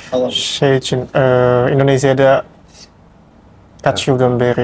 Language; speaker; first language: Turkish; non-native, learner; Indonesian